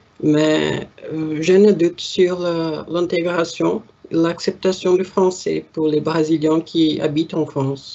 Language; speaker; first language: French; non-native, learner; Portuguese